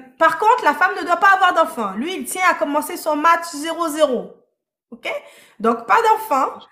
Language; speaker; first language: French; early bilingual, other home language; Haitian Creole